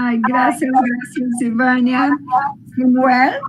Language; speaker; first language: Spanish; non-native, learner; Portuguese